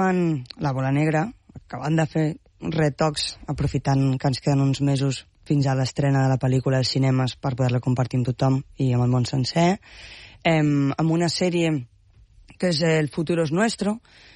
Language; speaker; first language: Catalan; native; Catalan